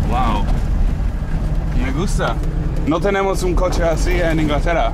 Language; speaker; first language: Spanish; non-native, learner; English